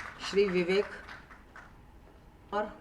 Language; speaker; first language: Hindi; native; Hindi